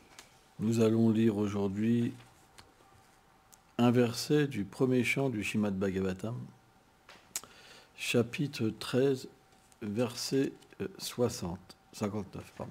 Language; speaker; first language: French; native; French